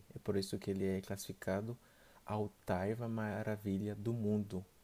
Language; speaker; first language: Portuguese; non-native, fluent; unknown